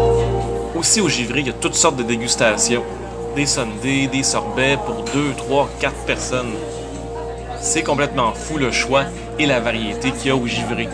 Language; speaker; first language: French; native; French